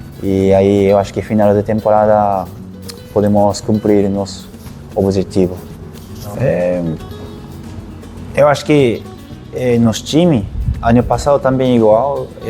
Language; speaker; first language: Portuguese; non-native, learner; Japanese